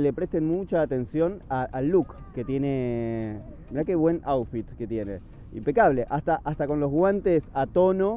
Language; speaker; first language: Spanish; native; Spanish